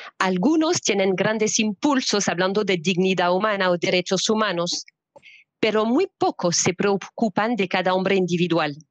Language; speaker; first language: Spanish; non-native, fluent; French